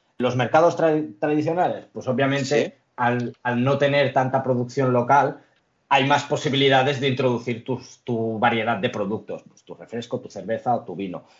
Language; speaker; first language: Spanish; early bilingual, other home language; Arabic